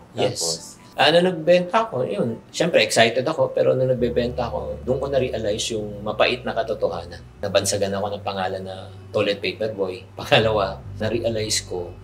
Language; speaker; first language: Filipino; native; Filipino